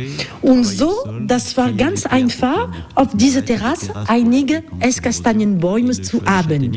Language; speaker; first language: German; non-native, learner; French